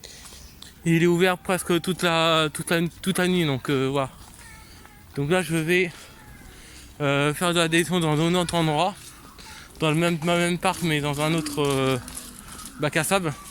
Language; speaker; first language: French; native; French